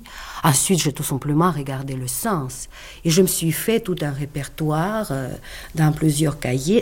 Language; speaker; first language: French; non-native, fluent; Russian